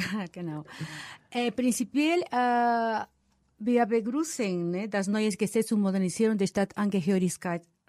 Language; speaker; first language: German; non-native, fluent; Spanish